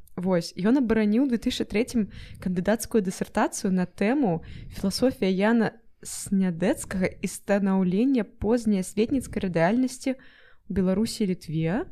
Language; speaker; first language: Belarusian; non-native, local second language; Russian